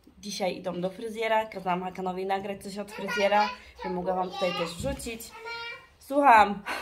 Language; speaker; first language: Polish; early bilingual, heritage; Polish